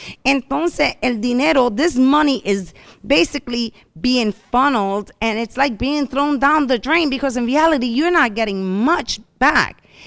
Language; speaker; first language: English; early bilingual, other home language; Spanish